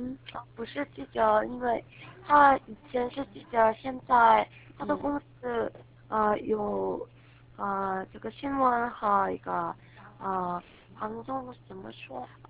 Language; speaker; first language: Chinese; non-native, learner; Korean